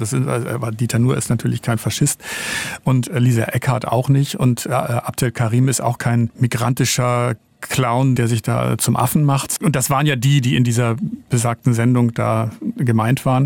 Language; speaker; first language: German; native; German